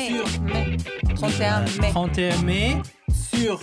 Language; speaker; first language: French; non-native, fluent; Albanian